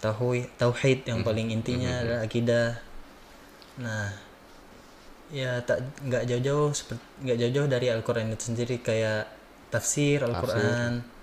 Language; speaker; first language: Indonesian; native; Indonesian